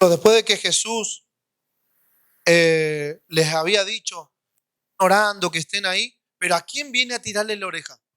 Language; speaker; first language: Spanish; native; Spanish